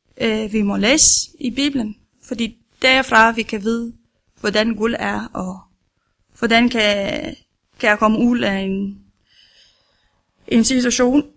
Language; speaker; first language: Danish; non-native, learner; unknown